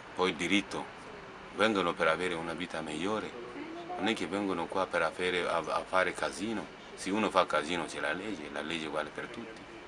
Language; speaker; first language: Italian; non-native, fluent; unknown